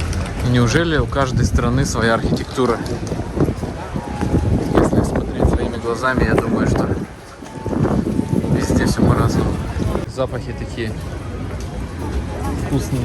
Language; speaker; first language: Russian; native; Russian